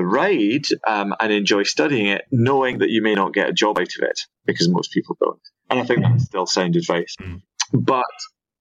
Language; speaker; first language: English; native; English